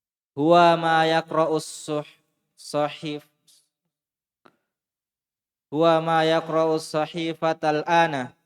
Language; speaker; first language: Arabic; non-native, learner; Indonesian